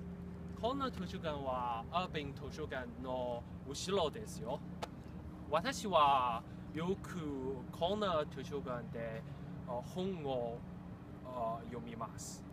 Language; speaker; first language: Japanese; non-native, learner; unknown